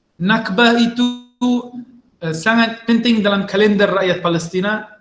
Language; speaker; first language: Malay; non-native, learner; Arabic